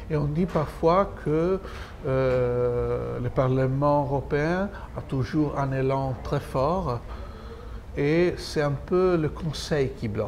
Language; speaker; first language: French; non-native, fluent; Italian